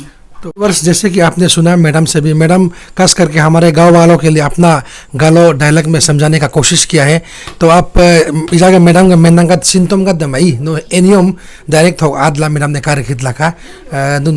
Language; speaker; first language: Hindi; non-native, local second language; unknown